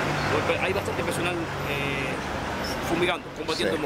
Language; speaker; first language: Spanish; native; Spanish